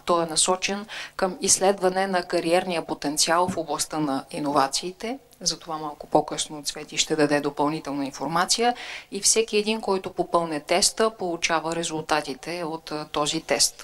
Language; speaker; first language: Bulgarian; native; Bulgarian